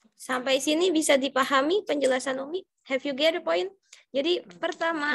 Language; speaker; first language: Indonesian; native; Indonesian